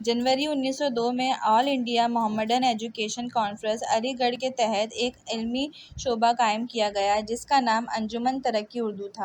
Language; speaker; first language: Urdu; native; Urdu